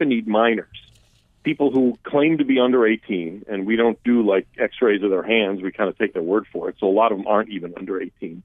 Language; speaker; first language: English; early bilingual, other home language; Armenian